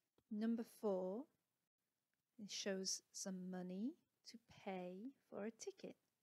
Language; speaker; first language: English; native; English